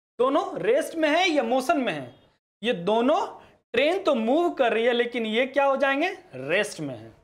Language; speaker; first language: Hindi; native; Hindi